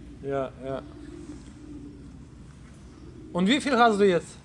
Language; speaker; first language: German; non-native, learner; Polish